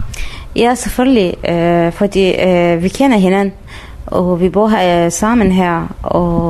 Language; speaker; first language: Danish; non-native, learner; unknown